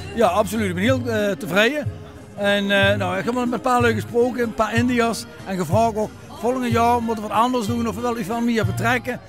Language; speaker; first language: Dutch; native; Dutch